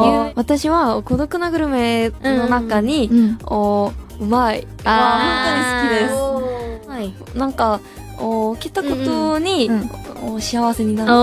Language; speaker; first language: Japanese; non-native, learner; Korean